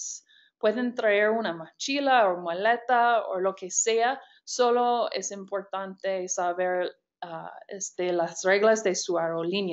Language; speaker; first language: Spanish; non-native, fluent; English